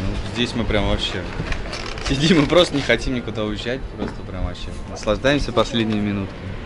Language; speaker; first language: Russian; native; Russian